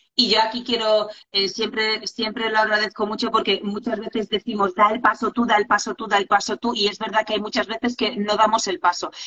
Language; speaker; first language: Spanish; non-native, fluent; Polish